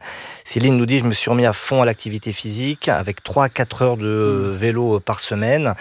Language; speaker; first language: French; native; French